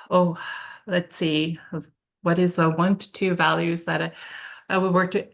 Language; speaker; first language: English; early bilingual, other home language; Korean